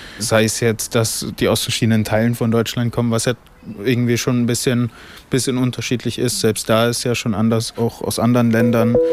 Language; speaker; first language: German; native; German